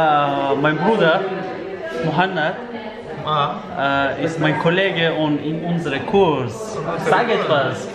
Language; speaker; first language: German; non-native, learner; Persian